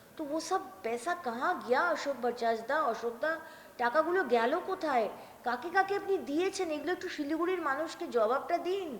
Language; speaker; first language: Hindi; non-native, local second language; Bangla